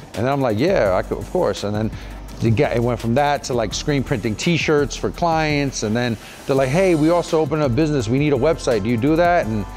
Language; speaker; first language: English; native; English